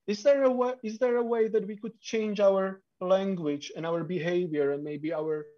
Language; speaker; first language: English; non-native, fluent; Slovak